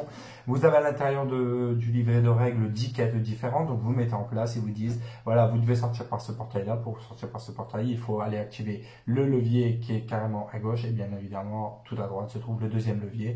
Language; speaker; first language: French; native; French